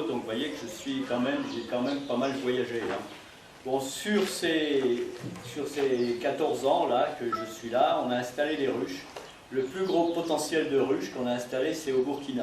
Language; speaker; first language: French; native; French